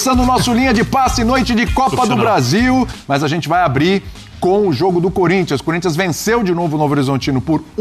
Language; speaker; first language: Portuguese; native; Portuguese